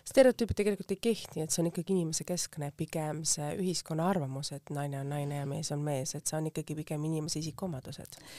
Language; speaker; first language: Estonian; native; Estonian